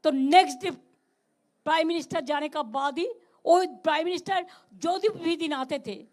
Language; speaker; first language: Hindi; non-native, local second language; Bangla